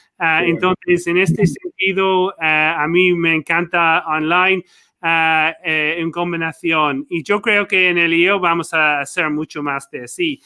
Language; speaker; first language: Spanish; non-native, fluent; English